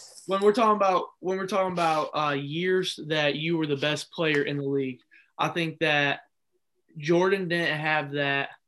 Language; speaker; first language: English; native; English